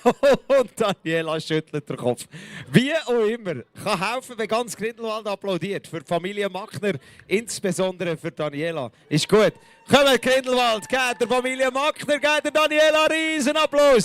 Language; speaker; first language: German; native; German